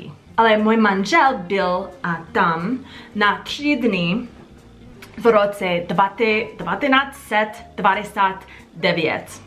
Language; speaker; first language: Czech; non-native, learner; English